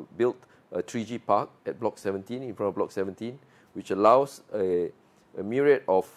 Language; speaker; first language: English; non-native, local second language; Malay